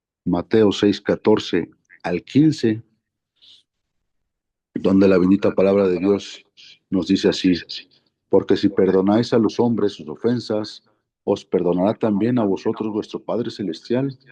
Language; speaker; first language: Spanish; native; Spanish